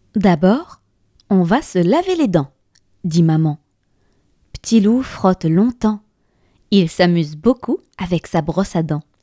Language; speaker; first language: French; native; French